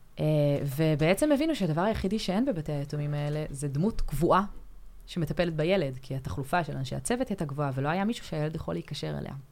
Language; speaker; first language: Hebrew; native; Hebrew